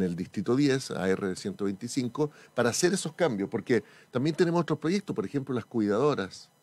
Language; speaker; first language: Spanish; native; Spanish